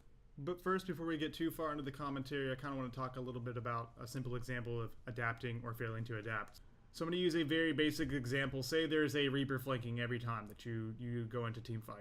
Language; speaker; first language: English; native; English